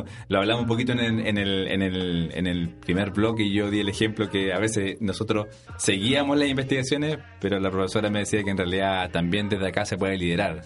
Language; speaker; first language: Spanish; native; Spanish